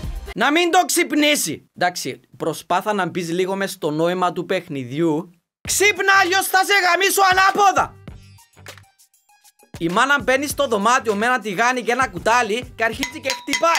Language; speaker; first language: Greek; native; Greek